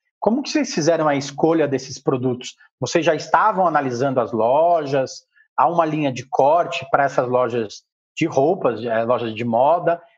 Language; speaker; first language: Portuguese; native; Portuguese